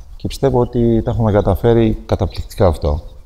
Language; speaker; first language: Greek; non-native, fluent; Armenian